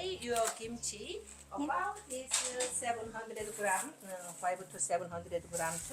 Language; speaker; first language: English; non-native, learner; Korean